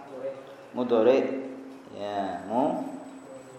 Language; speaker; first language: Arabic; non-native, fluent; Indonesian